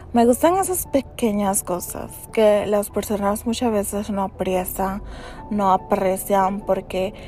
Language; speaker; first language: Spanish; early bilingual, heritage; Spanish